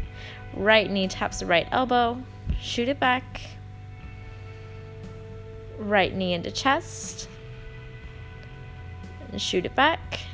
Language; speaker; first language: English; native; English